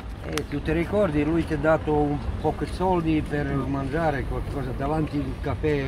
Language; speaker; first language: Italian; non-native, learner; Serbian